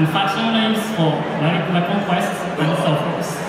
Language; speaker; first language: English; non-native, fluent; Japanese